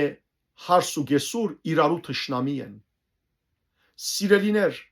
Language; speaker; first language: Armenian; native; Armenian